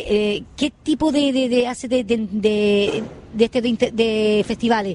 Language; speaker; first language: Spanish; native; Spanish